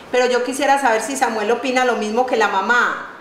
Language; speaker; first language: Spanish; native; Spanish